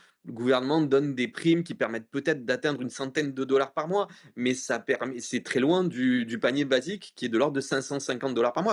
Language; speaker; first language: French; native; French